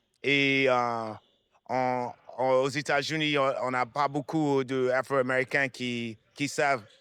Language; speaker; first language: French; non-native, fluent; English